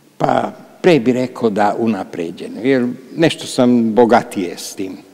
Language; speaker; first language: Croatian; non-native, local second language; Hungarian